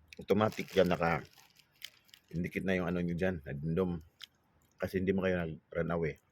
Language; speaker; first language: Filipino; native; Filipino